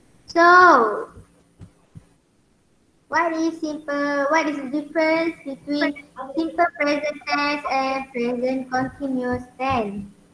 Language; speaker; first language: English; non-native, local second language; Malay